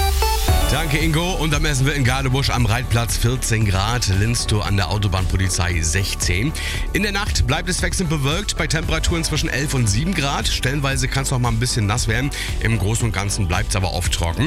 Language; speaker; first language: German; native; German